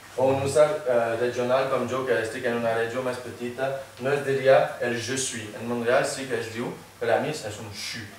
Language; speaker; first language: Catalan; non-native, fluent; French